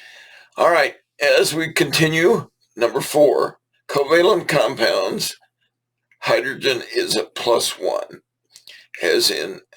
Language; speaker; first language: English; native; English